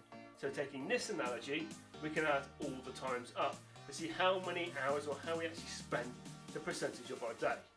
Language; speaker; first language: English; native; English